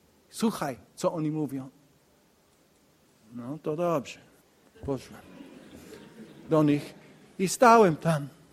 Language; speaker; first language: Polish; non-native, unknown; English